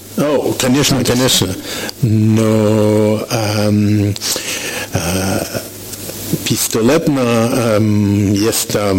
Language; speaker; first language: Russian; non-native, learner; French